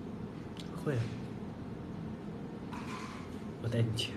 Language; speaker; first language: Chinese; non-native, local second language; Tibetan